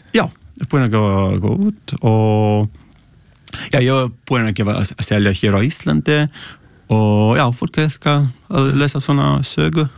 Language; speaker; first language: Icelandic; non-native, learner; Italian